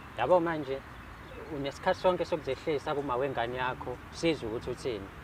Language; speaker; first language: Zulu; native; Zulu